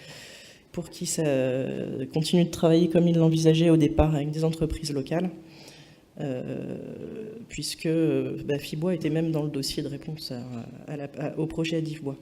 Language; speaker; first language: French; native; French